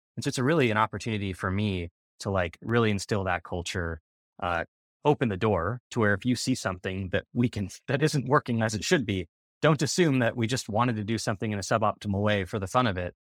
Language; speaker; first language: English; native; English